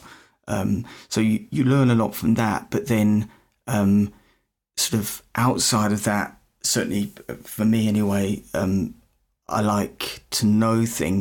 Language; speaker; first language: English; native; English